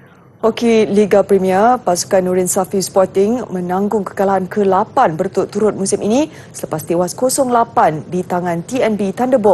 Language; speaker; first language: Malay; native; Malay